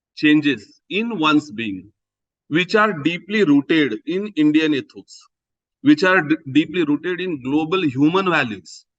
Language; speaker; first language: English; non-native, local second language; Marathi